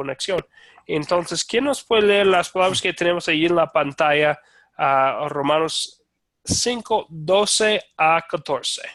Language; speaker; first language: Spanish; non-native, fluent; English